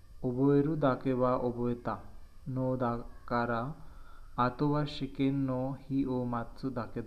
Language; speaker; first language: Japanese; non-native, learner; Hindi